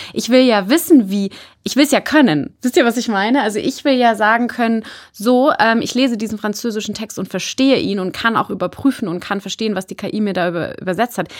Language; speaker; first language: German; native; German